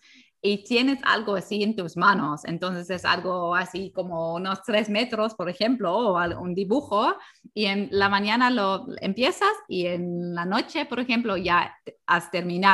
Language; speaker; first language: Spanish; non-native, fluent; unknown